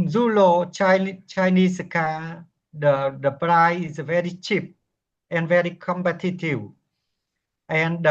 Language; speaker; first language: English; non-native, learner; Vietnamese